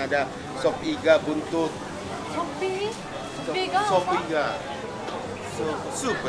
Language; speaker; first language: Indonesian; non-native, fluent; Japanese